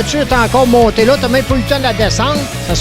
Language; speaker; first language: French; native; French